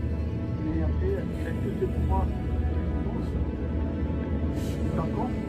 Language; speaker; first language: French; native; French